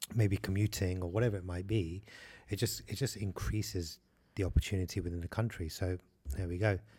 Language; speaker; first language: English; early bilingual, other home language; Hindi